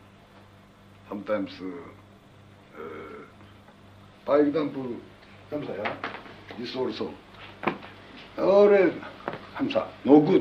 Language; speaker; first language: English; non-native, learner; Japanese